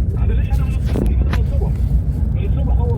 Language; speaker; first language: Arabic; non-native, learner; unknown